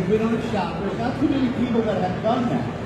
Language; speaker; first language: English; native; English